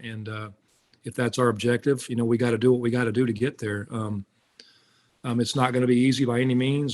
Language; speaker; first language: English; native; English